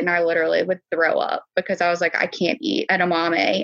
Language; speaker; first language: English; native; English